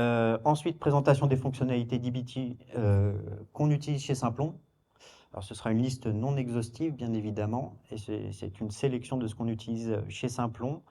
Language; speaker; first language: French; native; French